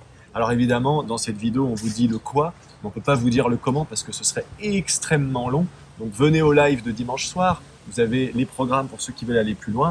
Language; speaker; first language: French; native; French